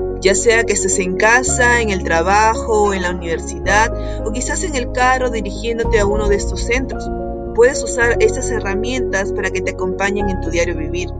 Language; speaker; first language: Spanish; native; Spanish